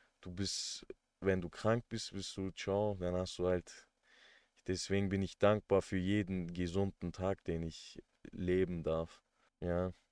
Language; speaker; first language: German; early bilingual, other home language; Turkish